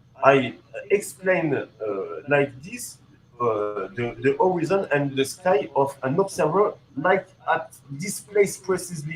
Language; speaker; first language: English; non-native, learner; French